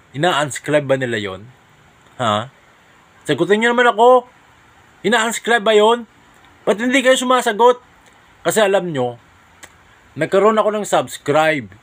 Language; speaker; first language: Filipino; non-native, local second language; Hiligaynon